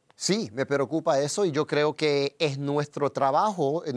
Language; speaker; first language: Spanish; early bilingual, heritage; Spanish